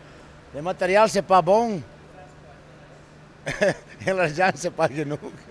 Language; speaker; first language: French; non-native, learner; Italian